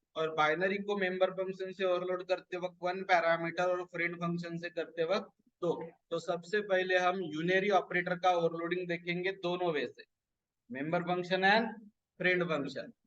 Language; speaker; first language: Hindi; non-native, local second language; Marathi